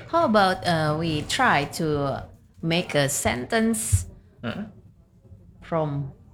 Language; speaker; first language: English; non-native, learner; Indonesian